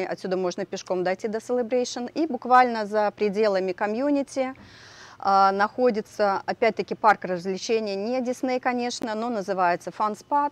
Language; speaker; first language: Russian; native; Russian